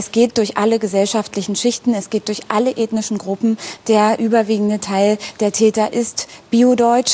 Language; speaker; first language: German; native; German